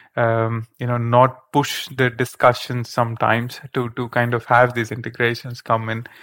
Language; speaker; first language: English; non-native, local second language; Kannada